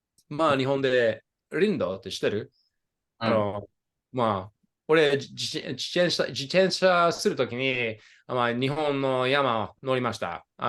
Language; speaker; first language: Japanese; non-native, fluent; English